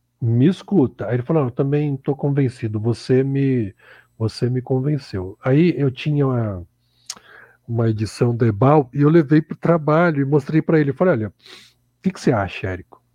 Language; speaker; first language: Portuguese; native; Portuguese